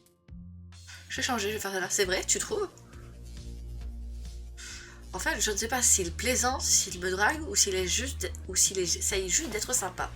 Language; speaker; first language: French; native; French